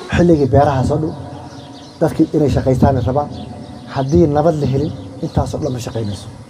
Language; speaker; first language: Somali; native; Somali